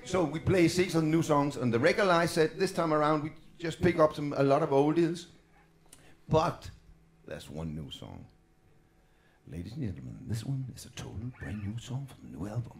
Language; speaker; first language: English; non-native, fluent; Danish